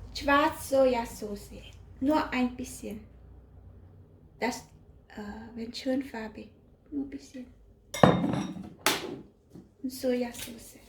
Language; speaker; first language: German; non-native, learner; Thai